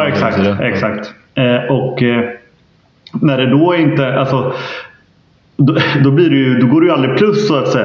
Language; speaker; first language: Swedish; native; Swedish